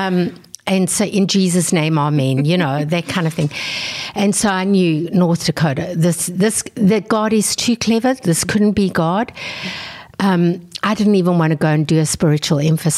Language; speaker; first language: English; native; English